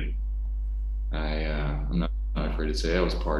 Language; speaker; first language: English; native; English